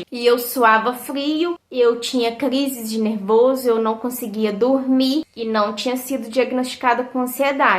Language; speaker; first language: Portuguese; native; Portuguese